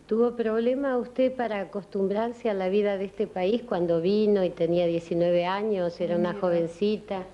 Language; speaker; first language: Spanish; native; Spanish